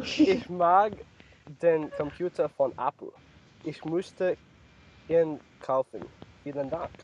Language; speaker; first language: German; non-native, learner; English